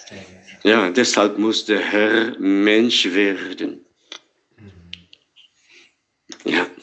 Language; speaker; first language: German; non-native, fluent; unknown